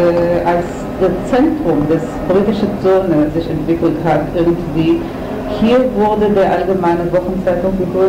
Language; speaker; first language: German; non-native, fluent; Hebrew